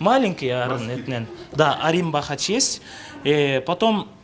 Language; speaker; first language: Russian; non-native, local second language; Kyrgyz